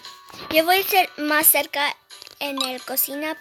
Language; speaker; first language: Spanish; early bilingual, heritage; Spanish